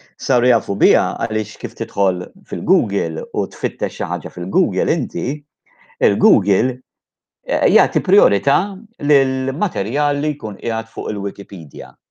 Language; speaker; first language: Maltese; native; Maltese